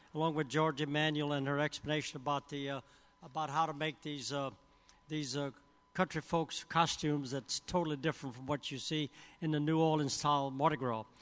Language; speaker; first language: English; early bilingual, other home language; French